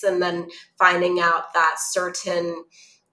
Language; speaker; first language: English; non-native, local second language; Cantonese